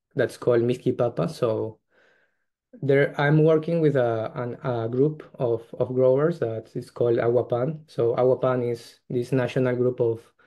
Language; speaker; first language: English; non-native, fluent; Spanish